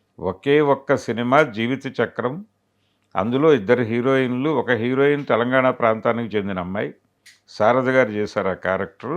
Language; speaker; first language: Telugu; native; Telugu